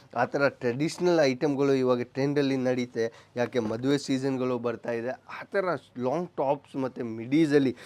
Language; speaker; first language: Kannada; non-native, local second language; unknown